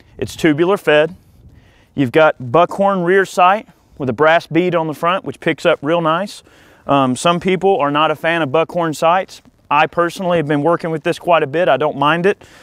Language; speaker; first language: English; native; English